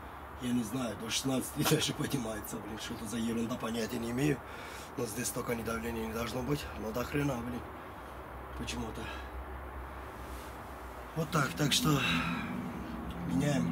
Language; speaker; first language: Russian; non-native, fluent; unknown